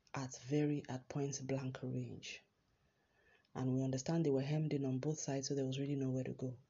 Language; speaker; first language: English; non-native, local second language; Yoruba